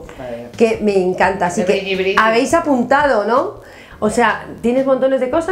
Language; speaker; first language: Spanish; native; Spanish